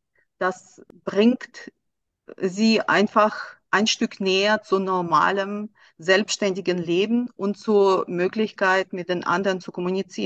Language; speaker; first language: German; non-native, fluent; Russian